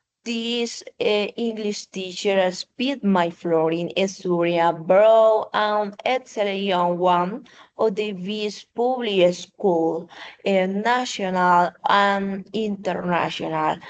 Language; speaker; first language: English; non-native, learner; Spanish